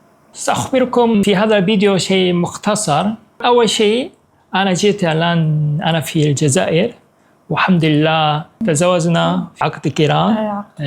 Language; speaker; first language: Arabic; non-native, fluent; Korean